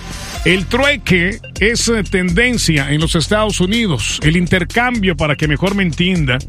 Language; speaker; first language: Spanish; native; Spanish